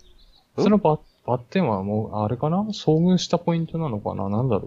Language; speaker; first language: Japanese; native; Japanese